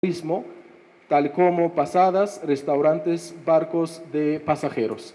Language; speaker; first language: Spanish; non-native, fluent; Arabic